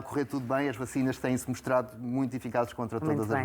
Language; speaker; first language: Portuguese; native; Portuguese